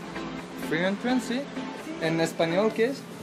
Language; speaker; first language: Spanish; non-native, learner; Norwegian